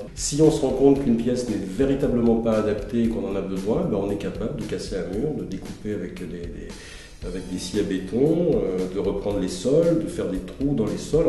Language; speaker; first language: French; native; French